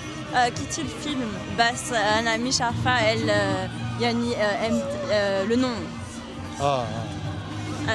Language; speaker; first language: Arabic; non-native, local second language; French